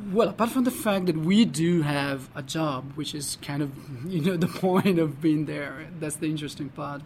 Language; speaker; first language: English; non-native, fluent; Italian